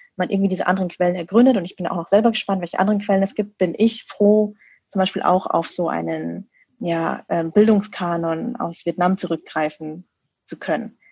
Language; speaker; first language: German; early bilingual, other home language; Vietnamese